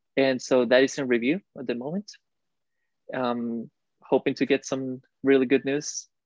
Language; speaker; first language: English; non-native, fluent; Spanish